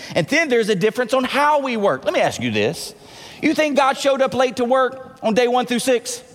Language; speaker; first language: English; native; English